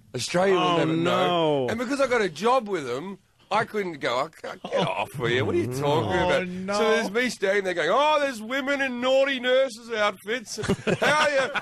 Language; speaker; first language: English; native; English